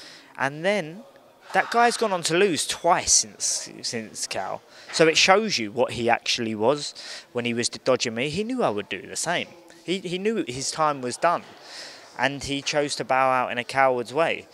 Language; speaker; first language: English; native; English